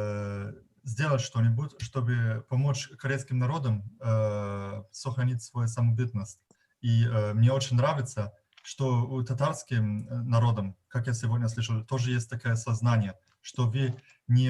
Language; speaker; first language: Russian; non-native, fluent; German